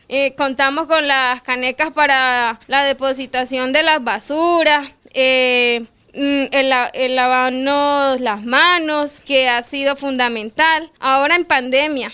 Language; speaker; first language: Spanish; native; Spanish